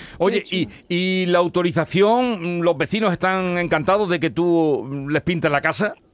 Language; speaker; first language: Spanish; native; Spanish